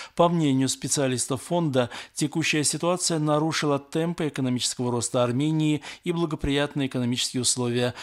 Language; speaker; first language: Russian; non-native, local second language; Armenian